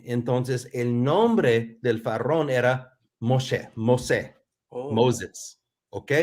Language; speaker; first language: Spanish; non-native, fluent; English